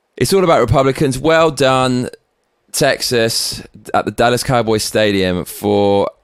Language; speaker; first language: English; native; English